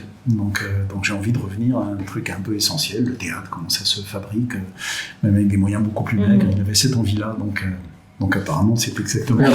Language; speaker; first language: French; native; French